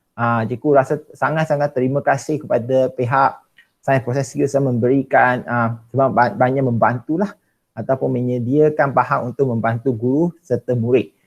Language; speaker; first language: Malay; non-native, local second language; Chinese